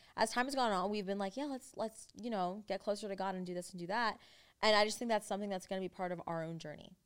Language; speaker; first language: English; native; English